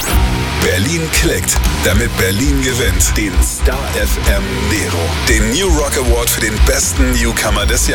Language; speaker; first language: German; native; German